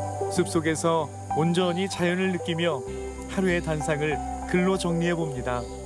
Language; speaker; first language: Korean; native; Korean